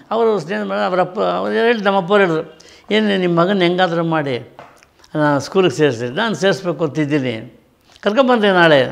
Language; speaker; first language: Kannada; native; Kannada